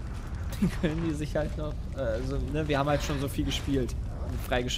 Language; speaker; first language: German; native; German